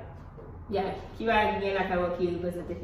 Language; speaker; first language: Haitian Creole; early bilingual, heritage; Haitian Creole